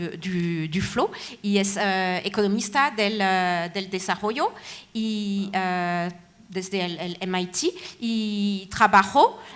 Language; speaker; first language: Spanish; non-native, fluent; French